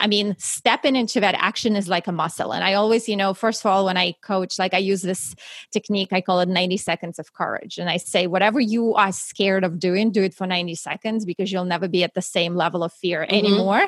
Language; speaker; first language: English; non-native, fluent; Russian